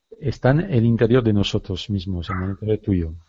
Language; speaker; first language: Spanish; non-native, learner; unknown